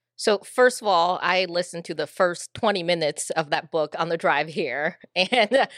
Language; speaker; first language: English; native; English